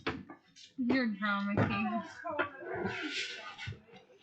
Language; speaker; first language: English; native; English